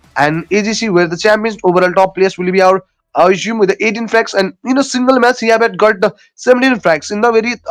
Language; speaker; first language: English; non-native, local second language; Nepali